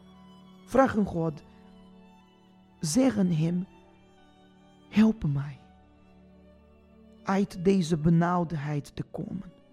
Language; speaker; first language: Dutch; non-native, fluent; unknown